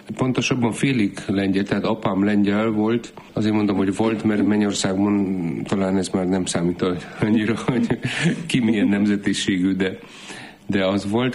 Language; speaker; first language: Hungarian; non-native, fluent; Polish